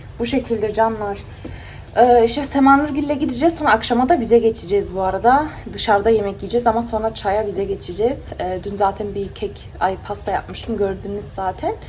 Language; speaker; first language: Turkish; early bilingual, heritage; Turkish